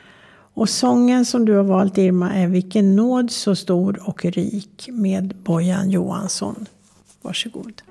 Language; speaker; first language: Swedish; native; Swedish